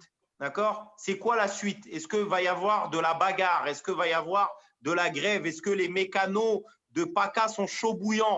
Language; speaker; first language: French; native; French